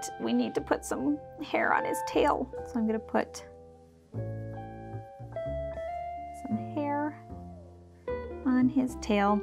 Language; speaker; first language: English; native; English